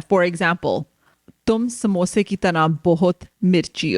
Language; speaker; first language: Urdu; early bilingual, heritage; Urdu